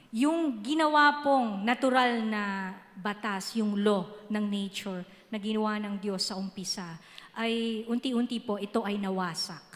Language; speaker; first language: Filipino; native; Filipino